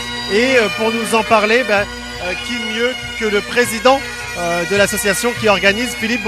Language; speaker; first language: French; native; French